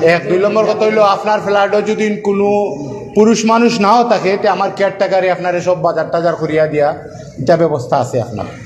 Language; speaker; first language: Bangla; native; Bangla